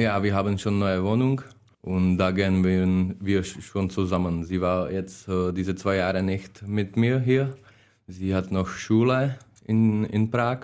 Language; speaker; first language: German; non-native, learner; Czech